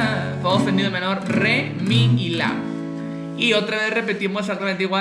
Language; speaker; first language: Spanish; native; Spanish